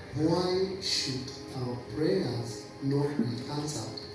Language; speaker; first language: English; non-native, local second language; Swahili